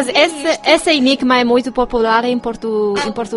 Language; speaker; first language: Portuguese; non-native, fluent; Chinese